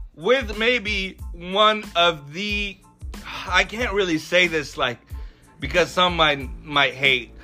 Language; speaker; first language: English; early bilingual, other home language; Arabic